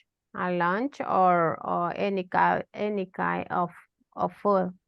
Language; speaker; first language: English; non-native, learner; Spanish